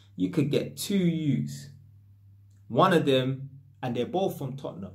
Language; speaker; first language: English; native; English